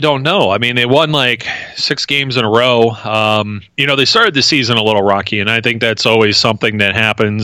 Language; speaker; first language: English; native; English